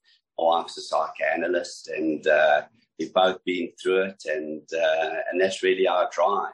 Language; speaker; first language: English; native; English